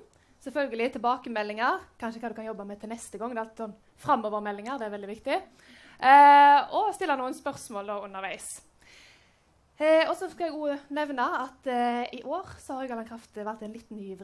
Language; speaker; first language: Norwegian; native; Norwegian